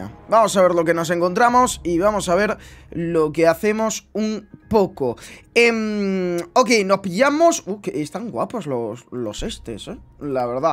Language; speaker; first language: Spanish; native; Spanish